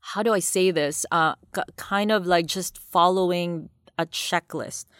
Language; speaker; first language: English; non-native, local second language; Cebuano